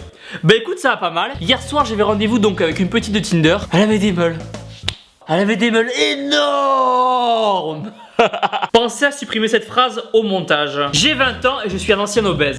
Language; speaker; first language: French; native; French